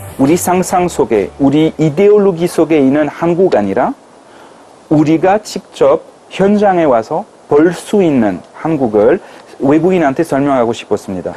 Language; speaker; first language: Korean; non-native, fluent; French